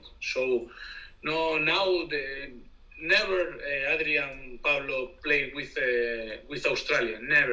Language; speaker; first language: English; non-native, learner; Spanish